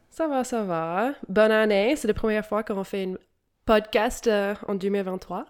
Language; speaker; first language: French; non-native, fluent; English